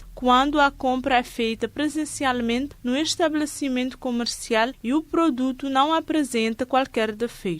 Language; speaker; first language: Portuguese; non-native, local second language; Kabuverdianu